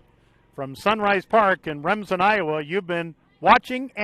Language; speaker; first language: English; native; English